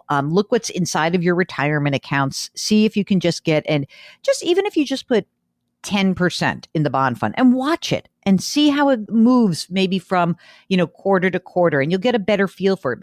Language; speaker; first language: English; native; English